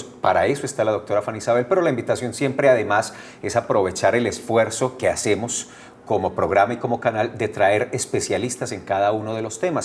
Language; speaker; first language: Spanish; native; Spanish